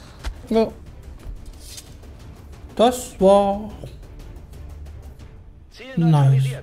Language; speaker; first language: German; native; German